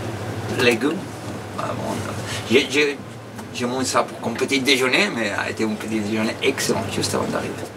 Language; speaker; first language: French; non-native, fluent; Spanish